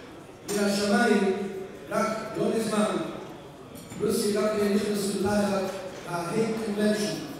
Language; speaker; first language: Hebrew; non-native, fluent; English